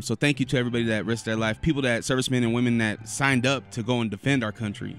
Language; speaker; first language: English; native; English